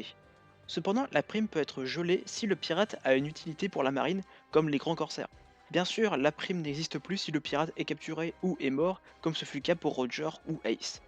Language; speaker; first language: French; native; French